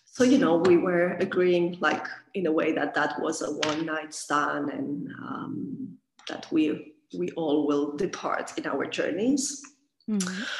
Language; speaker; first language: English; non-native, fluent; Catalan